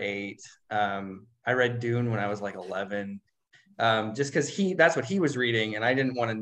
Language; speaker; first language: English; native; English